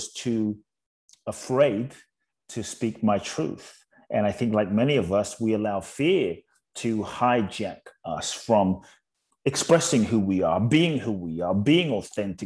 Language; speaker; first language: English; native; English